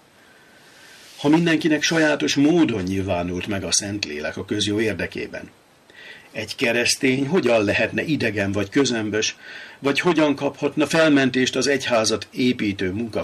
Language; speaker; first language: Hungarian; native; Hungarian